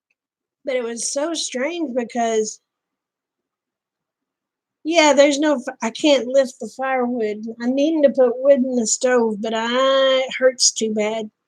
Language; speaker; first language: English; native; English